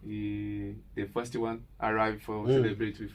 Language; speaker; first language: English; non-native, learner; Portuguese